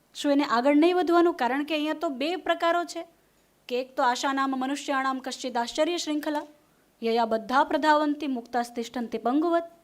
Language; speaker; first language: Gujarati; non-native, local second language; Hindi